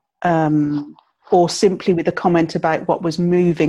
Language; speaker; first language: English; native; English